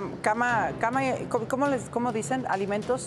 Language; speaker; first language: Spanish; native; Spanish